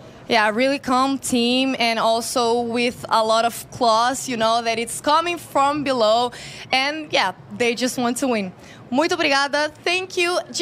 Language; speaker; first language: English; non-native, fluent; Portuguese